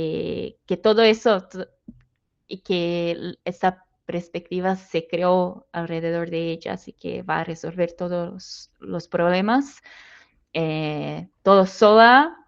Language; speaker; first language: Spanish; non-native, fluent; Portuguese